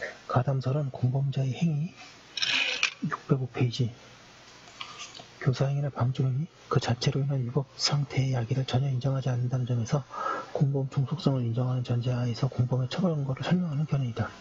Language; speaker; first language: Korean; native; Korean